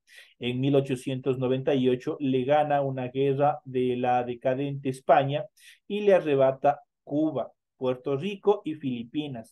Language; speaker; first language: Spanish; native; Spanish